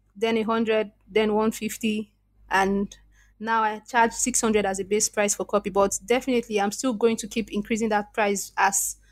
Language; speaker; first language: English; non-native, local second language; Igbo